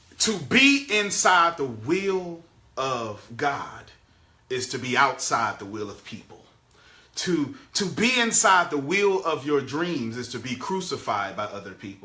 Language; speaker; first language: English; native; English